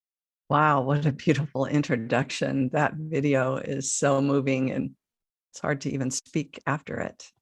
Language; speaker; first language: English; native; English